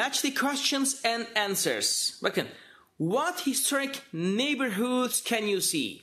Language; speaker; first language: English; non-native, fluent; Turkish